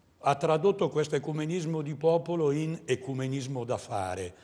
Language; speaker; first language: Italian; native; Italian